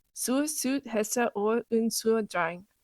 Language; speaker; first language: Danish; non-native, learner; English